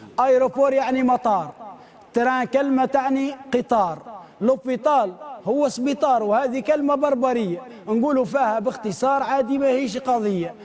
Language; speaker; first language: Arabic; native; Arabic